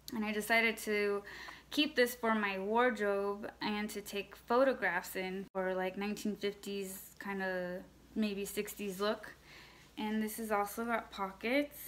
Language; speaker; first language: English; native; English